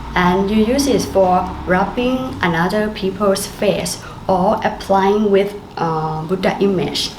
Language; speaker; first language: English; non-native, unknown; Thai